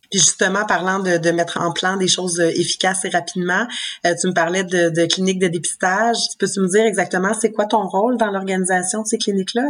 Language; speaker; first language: French; native; French